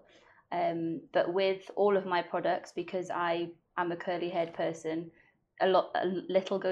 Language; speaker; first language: English; non-native, local second language; Welsh